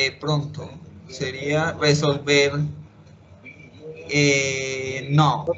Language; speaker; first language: Spanish; non-native, learner; Portuguese